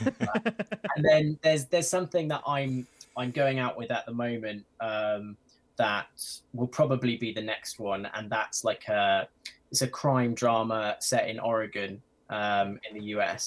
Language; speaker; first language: English; native; English